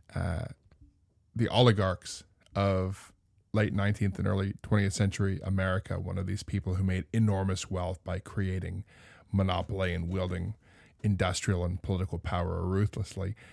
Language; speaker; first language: English; native; English